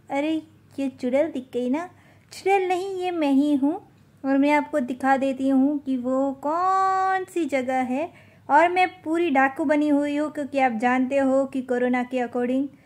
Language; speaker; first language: Hindi; non-native, local second language; Gujarati